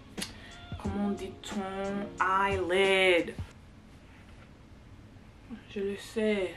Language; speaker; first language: French; non-native, learner; English